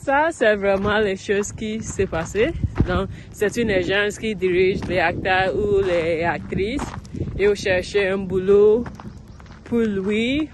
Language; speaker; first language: French; non-native, learner; English